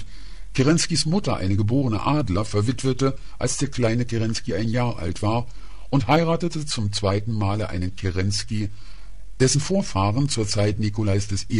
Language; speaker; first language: German; native; German